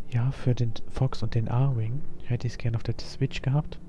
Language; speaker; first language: German; native; German